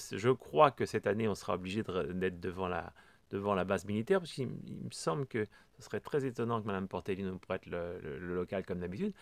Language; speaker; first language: French; native; French